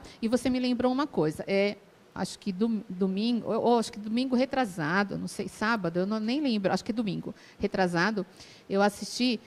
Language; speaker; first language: Portuguese; native; Portuguese